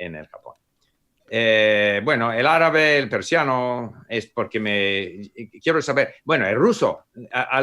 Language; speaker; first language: Spanish; non-native, fluent; English